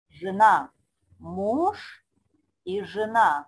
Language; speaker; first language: Russian; non-native, fluent; Spanish